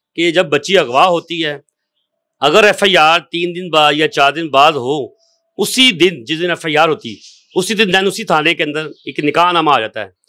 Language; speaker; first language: Urdu; non-native, local second language; Punjabi